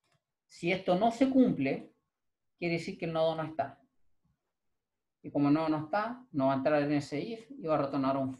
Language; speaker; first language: Spanish; native; Spanish